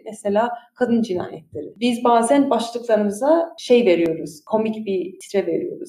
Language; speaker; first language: Turkish; early bilingual, heritage; Turkish